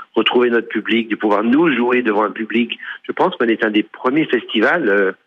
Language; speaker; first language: French; native; French